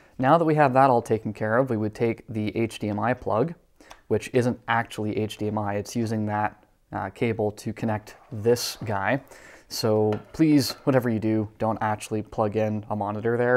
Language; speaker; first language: English; native; English